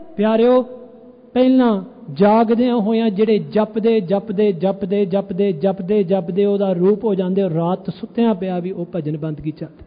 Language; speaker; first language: Punjabi; early bilingual, heritage; Punjabi